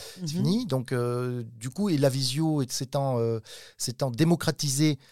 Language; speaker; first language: French; native; French